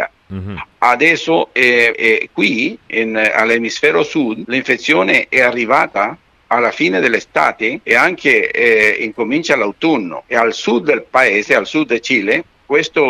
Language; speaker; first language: Italian; non-native, fluent; Spanish